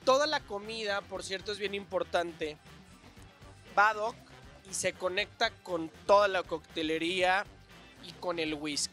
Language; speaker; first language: Spanish; native; Spanish